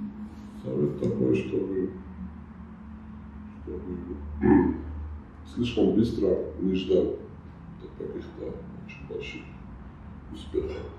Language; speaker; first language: Russian; non-native, fluent; Georgian